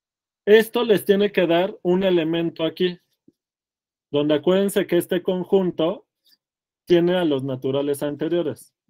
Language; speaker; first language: Spanish; native; Spanish